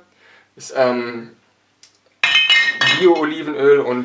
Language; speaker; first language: German; native; German